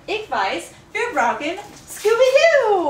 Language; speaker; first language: German; non-native, learner; English